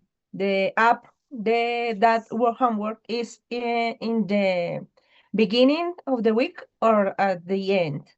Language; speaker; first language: English; non-native, learner; Spanish